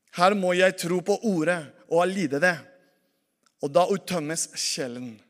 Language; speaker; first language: Norwegian; non-native, fluent; Spanish